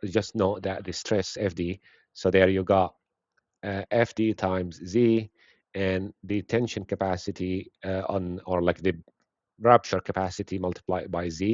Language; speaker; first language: English; non-native, fluent; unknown